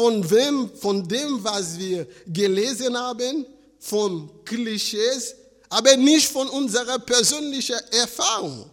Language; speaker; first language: German; non-native, fluent; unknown